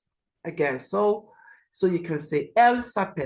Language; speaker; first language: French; non-native, learner; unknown